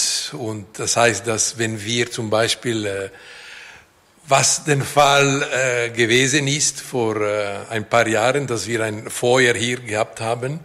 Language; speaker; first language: German; non-native, local second language; Italian